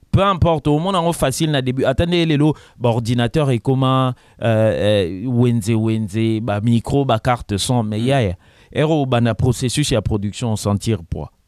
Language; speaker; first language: French; non-native, local second language; Lingala